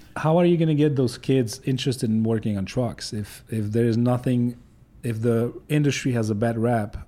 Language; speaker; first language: English; non-native, fluent; Polish